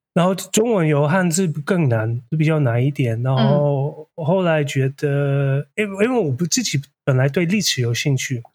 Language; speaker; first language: Chinese; non-native, fluent; Dutch